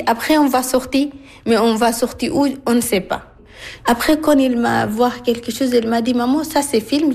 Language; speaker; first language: French; non-native, learner; Arabic